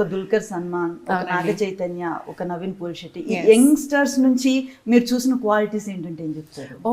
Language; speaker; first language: Telugu; native; Telugu